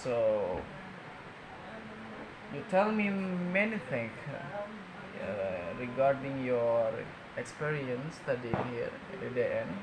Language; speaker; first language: English; non-native, fluent; Indonesian